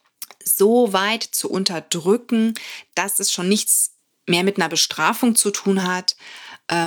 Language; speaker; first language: German; native; German